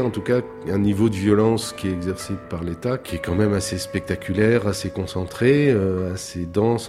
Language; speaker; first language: French; native; French